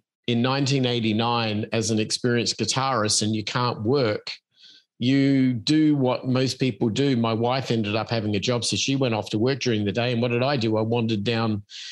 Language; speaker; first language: English; native; English